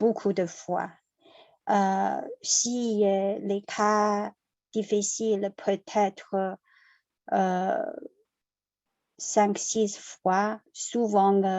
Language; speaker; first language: French; non-native, learner; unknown